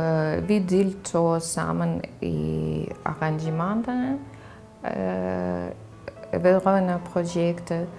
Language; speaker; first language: Danish; non-native, fluent; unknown